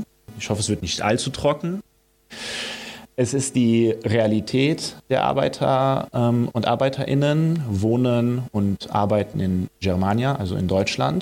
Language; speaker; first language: German; early bilingual, other home language; Romanian